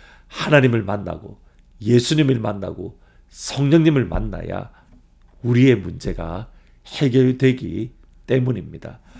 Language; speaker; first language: Korean; native; Korean